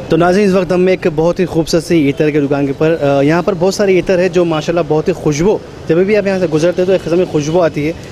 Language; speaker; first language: Hindi; non-native, local second language; Urdu